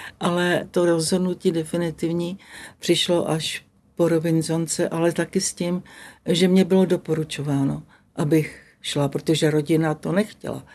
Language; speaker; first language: Czech; native; Czech